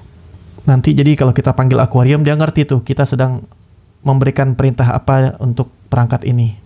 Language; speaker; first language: Indonesian; native; Indonesian